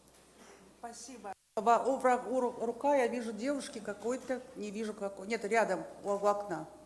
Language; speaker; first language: Russian; native; Russian